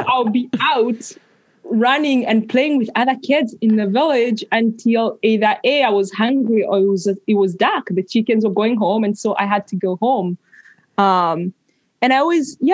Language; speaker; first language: English; non-native, local second language; Kikuyu